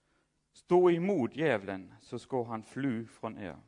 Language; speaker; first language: Swedish; non-native, fluent; German